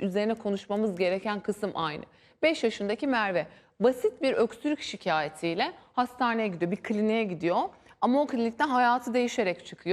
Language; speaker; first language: Turkish; native; Turkish